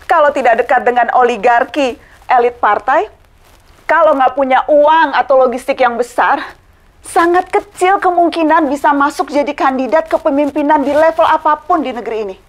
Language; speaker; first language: Indonesian; native; Indonesian